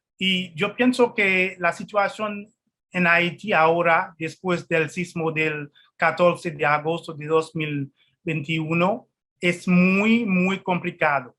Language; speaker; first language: Spanish; non-native, fluent; Haitian Creole